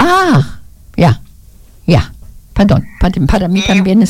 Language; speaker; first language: Spanish; non-native, learner; German